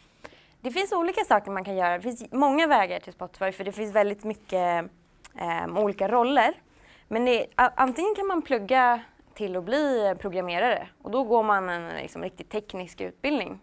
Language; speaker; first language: Swedish; native; Swedish